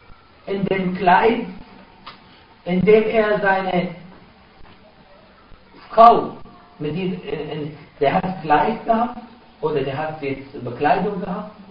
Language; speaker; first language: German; non-native, fluent; Arabic